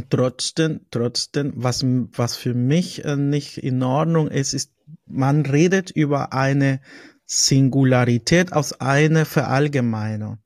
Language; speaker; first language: German; non-native, fluent; Spanish